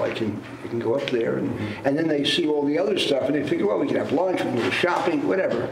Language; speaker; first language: English; native; English